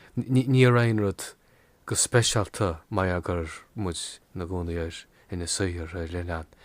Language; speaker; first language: Irish; non-native, local second language; English